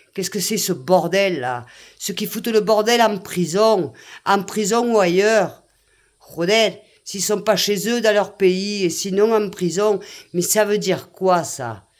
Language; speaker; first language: French; native; French